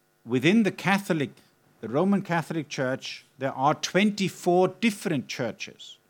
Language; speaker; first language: English; non-native, fluent; German